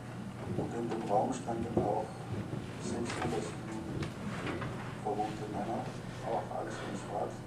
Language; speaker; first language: German; non-native, fluent; Arabic